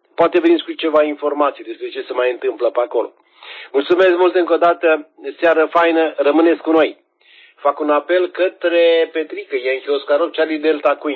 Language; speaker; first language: Romanian; native; Romanian